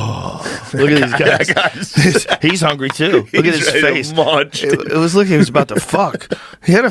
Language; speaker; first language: English; native; English